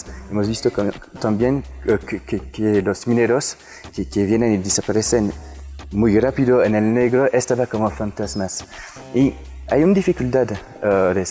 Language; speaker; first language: Spanish; non-native, fluent; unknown